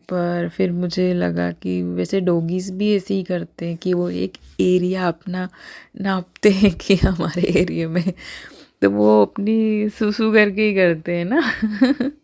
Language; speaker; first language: Hindi; native; Hindi